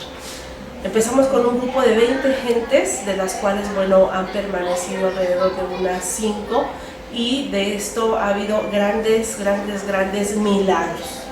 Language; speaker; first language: Spanish; native; Spanish